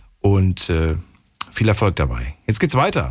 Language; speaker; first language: German; native; German